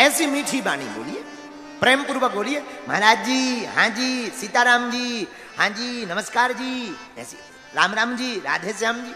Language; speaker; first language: Hindi; native; Hindi